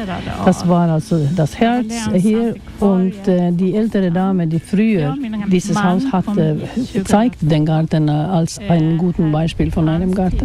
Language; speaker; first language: German; non-native, fluent; Swedish